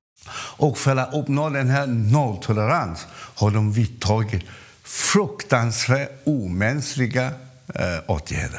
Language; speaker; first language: Swedish; non-native, fluent; Cantonese